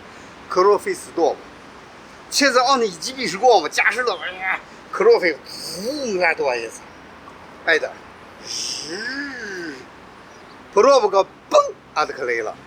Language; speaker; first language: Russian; non-native, learner; Chinese